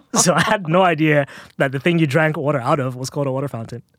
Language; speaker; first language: English; non-native, local second language; Yoruba